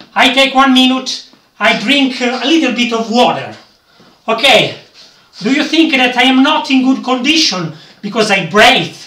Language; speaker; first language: English; non-native, learner; Italian